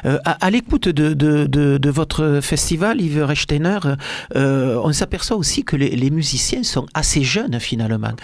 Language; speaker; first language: French; native; French